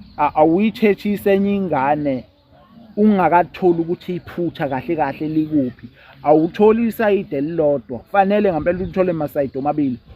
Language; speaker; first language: Zulu; native; Zulu